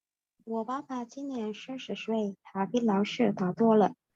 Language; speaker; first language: Chinese; non-native, learner; Indonesian